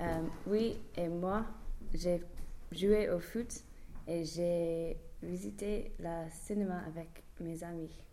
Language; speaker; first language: French; non-native, learner; English